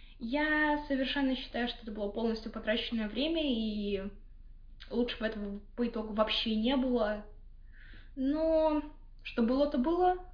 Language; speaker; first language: Russian; native; Russian